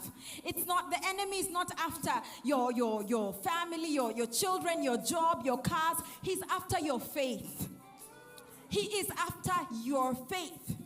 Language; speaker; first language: English; non-native, local second language; Swahili